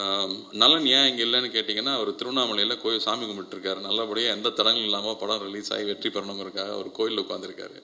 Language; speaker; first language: Tamil; native; Tamil